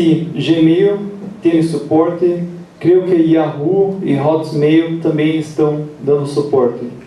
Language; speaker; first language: Spanish; non-native, learner; Portuguese